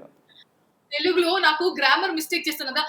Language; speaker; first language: Telugu; non-native, local second language; Kannada